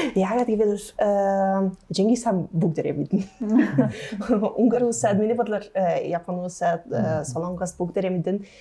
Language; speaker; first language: Mongolian; non-native, learner; Hungarian